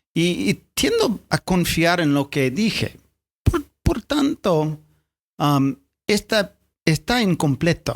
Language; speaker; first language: Spanish; non-native, fluent; English